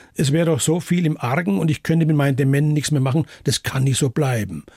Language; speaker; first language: German; native; German